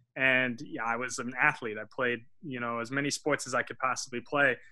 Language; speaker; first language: English; native; English